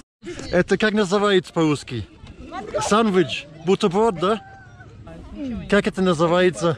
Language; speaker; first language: Russian; non-native, learner; English